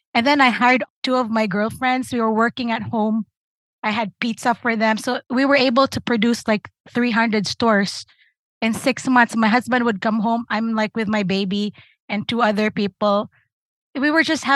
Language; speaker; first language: English; non-native, local second language; Cebuano